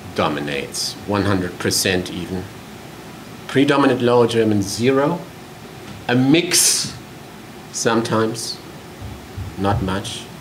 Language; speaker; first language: English; non-native, fluent; German